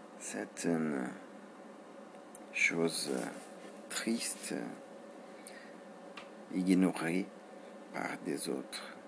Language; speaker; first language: French; non-native, learner; Portuguese